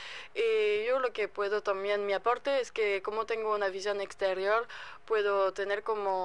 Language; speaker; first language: Spanish; non-native, fluent; French